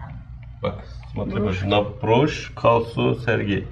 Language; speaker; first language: Russian; non-native, learner; Turkish